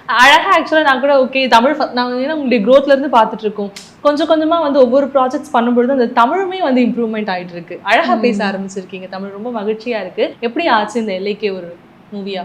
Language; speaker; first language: Tamil; native; Tamil